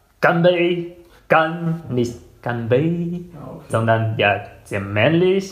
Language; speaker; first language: German; non-native, fluent; Chinese